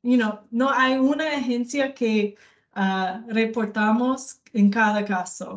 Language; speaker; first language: Spanish; non-native, learner; English